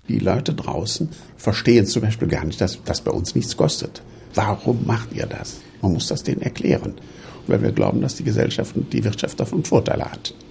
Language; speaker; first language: German; native; German